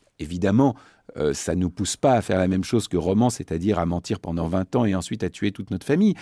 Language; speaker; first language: French; native; French